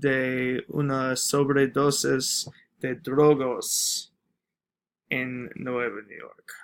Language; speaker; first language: Spanish; non-native, learner; English